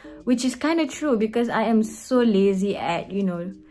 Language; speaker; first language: English; non-native, local second language; Malay